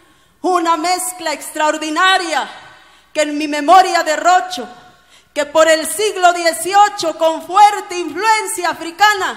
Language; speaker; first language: Spanish; native; Spanish